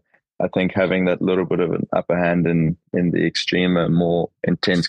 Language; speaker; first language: English; native; English